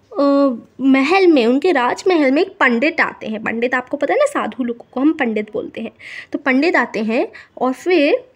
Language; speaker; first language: Hindi; native; Hindi